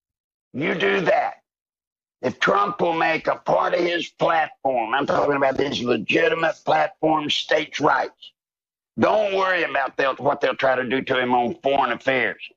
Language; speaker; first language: English; native; English